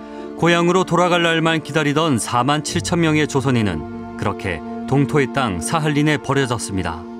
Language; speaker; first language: Korean; native; Korean